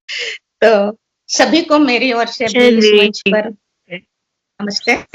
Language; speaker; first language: Hindi; early bilingual, heritage; Caribbean Hindustani